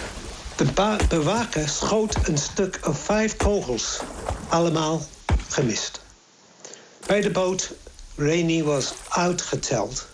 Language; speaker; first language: Dutch; non-native, fluent; English